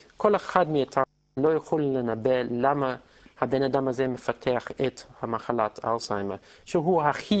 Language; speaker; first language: Hebrew; non-native, fluent; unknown